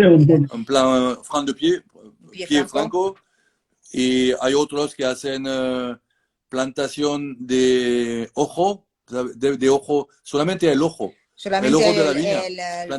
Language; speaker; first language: Spanish; non-native, learner; French